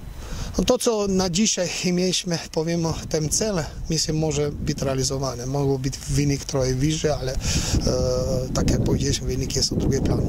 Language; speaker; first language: Polish; non-native, learner; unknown